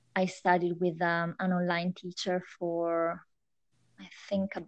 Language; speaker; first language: English; non-native, fluent; Italian